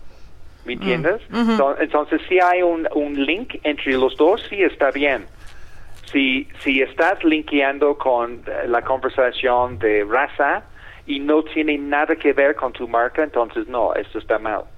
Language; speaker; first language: Spanish; non-native, fluent; English